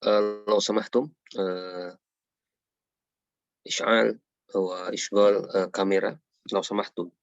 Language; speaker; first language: Arabic; non-native, fluent; Indonesian